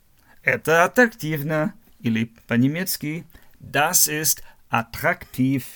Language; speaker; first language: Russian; non-native, learner; German